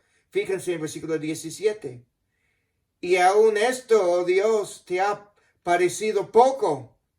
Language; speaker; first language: Spanish; non-native, fluent; English